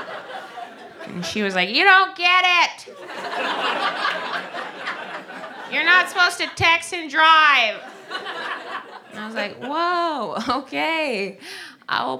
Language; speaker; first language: English; native; English